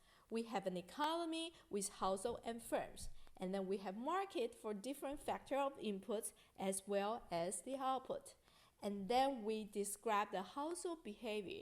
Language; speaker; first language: English; non-native, fluent; Chinese